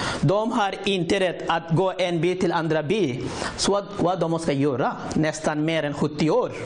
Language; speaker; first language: Swedish; non-native, learner; Rohingya